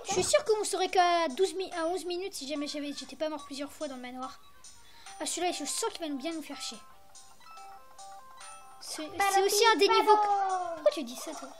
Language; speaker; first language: French; native; French